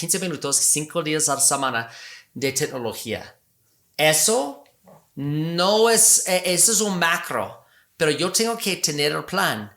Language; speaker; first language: Spanish; non-native, fluent; English